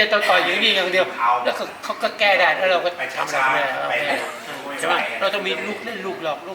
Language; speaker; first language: Thai; native; Thai